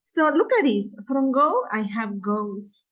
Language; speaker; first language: English; non-native, fluent; Spanish